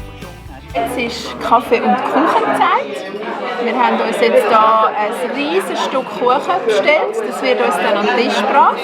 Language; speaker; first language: German; native; German